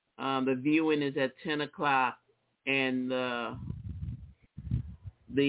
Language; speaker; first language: English; native; English